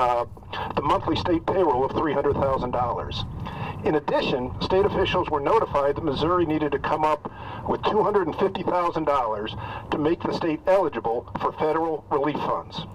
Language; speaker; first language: English; native; English